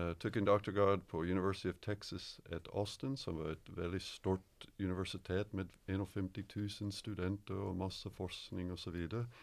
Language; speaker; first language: Norwegian; non-native, fluent; English